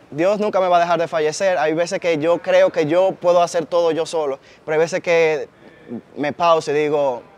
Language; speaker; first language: Spanish; native; Spanish